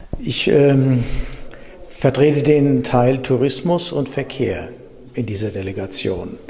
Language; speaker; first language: German; native; German